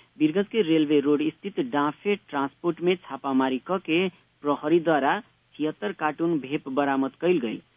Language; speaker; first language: Bhojpuri; native; Bhojpuri